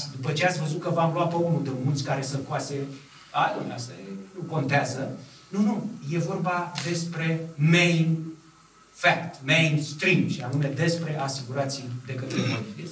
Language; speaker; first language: Romanian; native; Romanian